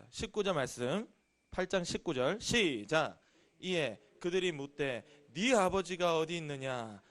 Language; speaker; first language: Korean; native; Korean